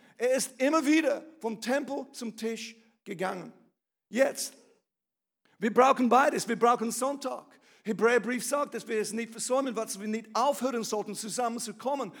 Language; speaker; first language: German; non-native, fluent; English